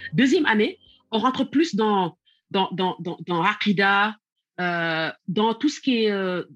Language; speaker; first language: French; non-native, local second language; Wolof